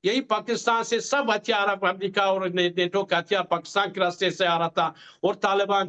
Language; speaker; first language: Hindi; non-native, learner; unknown